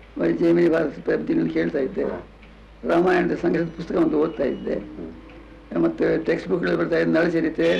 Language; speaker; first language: Kannada; non-native, local second language; Tamil